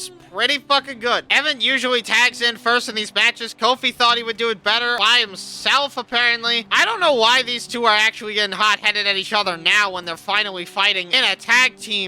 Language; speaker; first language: English; native; English